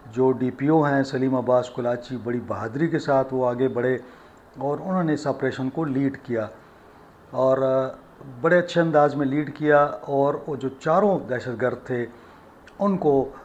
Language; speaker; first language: Urdu; native; Urdu